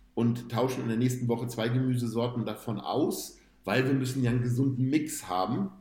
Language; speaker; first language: German; native; German